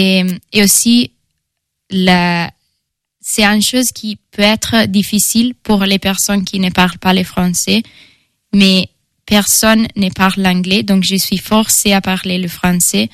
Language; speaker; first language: French; non-native, fluent; Italian